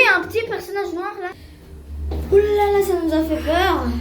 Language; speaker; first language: French; early bilingual, other home language; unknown